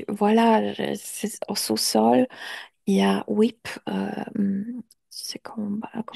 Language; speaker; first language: French; non-native, fluent; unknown